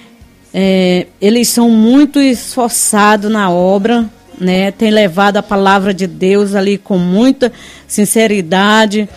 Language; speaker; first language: Portuguese; native; Portuguese